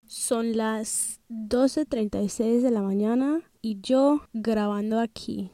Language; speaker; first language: Spanish; early bilingual, heritage; Spanish